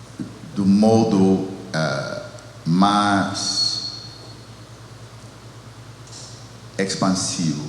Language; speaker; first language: Portuguese; non-native, fluent; English